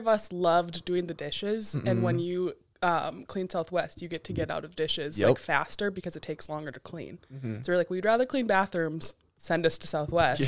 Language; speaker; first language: English; native; English